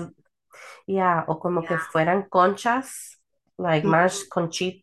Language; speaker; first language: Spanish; early bilingual, heritage; Spanish